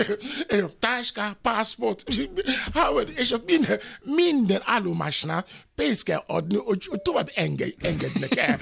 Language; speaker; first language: Hungarian; non-native, learner; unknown